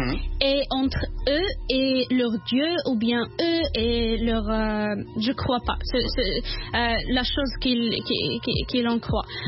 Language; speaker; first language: French; non-native, learner; English